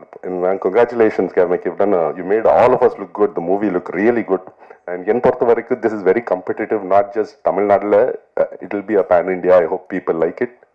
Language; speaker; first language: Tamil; non-native, local second language; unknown